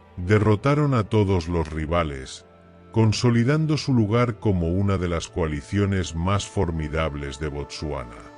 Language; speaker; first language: Spanish; native; Spanish